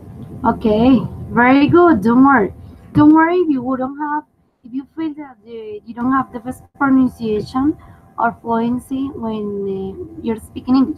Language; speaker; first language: English; non-native, fluent; Spanish